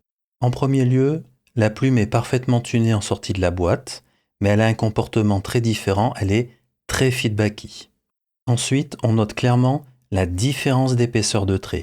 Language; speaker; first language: French; native; French